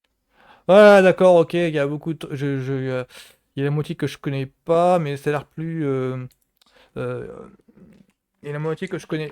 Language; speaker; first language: French; native; French